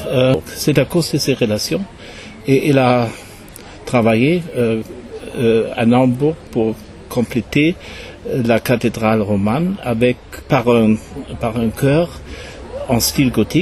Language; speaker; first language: French; non-native, fluent; German